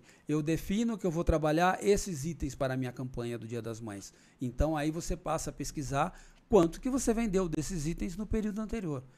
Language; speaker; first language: Portuguese; native; Portuguese